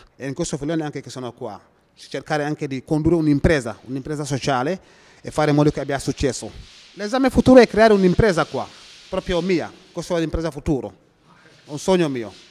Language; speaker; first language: Italian; non-native, fluent; Wolof